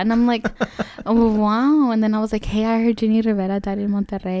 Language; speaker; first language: English; early bilingual, other home language; Spanish